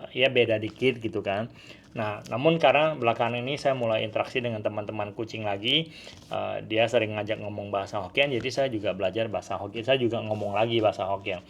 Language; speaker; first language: Malay; non-native, learner; Min Nan Chinese